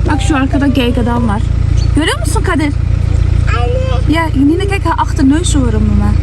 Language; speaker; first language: Turkish; early bilingual, heritage; Turkish